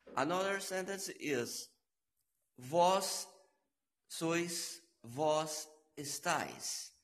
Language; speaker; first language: English; non-native, learner; Portuguese